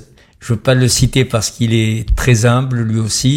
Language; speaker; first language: French; native; French